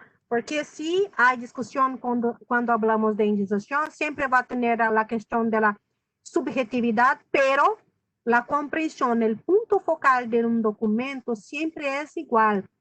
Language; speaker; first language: Spanish; non-native, fluent; Portuguese